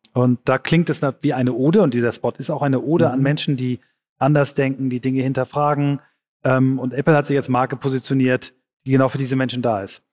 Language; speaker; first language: German; native; German